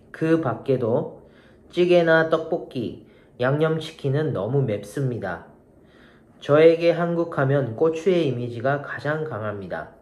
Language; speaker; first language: Korean; non-native, learner; Japanese